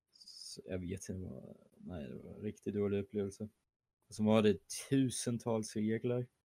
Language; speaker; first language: Swedish; early bilingual, other home language; German